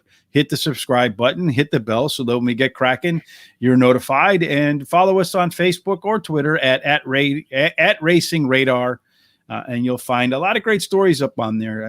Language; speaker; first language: English; native; English